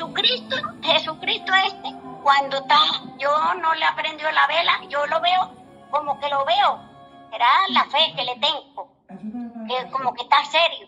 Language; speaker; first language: Spanish; native; Spanish